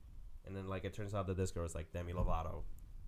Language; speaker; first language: English; non-native, fluent; Spanish